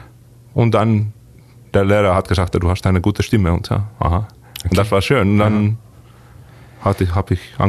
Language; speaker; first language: German; non-native, fluent; Finnish